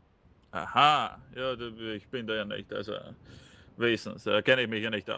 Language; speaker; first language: German; native; German